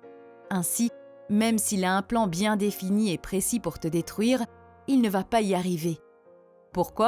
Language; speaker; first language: French; native; French